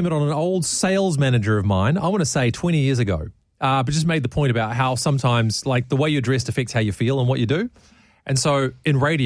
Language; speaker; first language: English; native; English